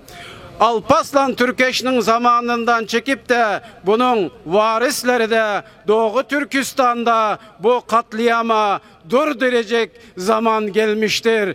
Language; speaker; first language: Turkish; non-native, fluent; Uyghur